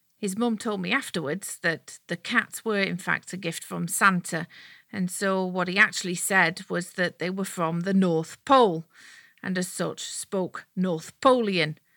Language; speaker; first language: English; native; English